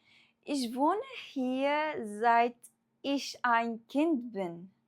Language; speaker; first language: German; non-native, fluent; Arabic